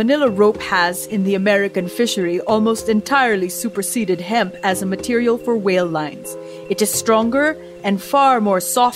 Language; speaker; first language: English; non-native, local second language; Filipino